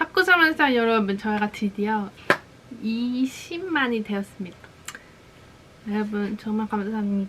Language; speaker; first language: Korean; native; Korean